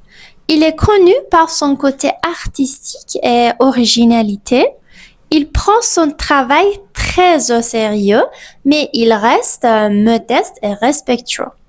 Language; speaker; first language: French; non-native, fluent; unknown